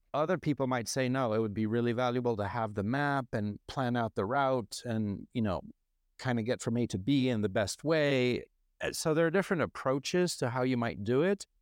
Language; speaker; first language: English; non-native, fluent; French